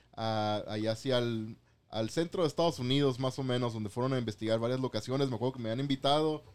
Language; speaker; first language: Spanish; native; Spanish